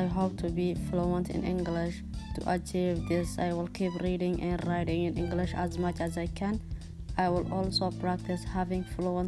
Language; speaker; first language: English; non-native, learner; Somali